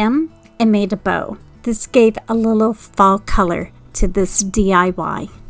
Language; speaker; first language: English; native; English